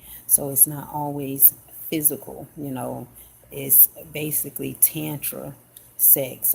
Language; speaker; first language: English; native; English